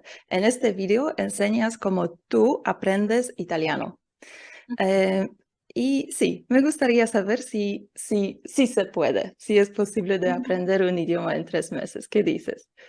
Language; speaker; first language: Spanish; non-native, learner; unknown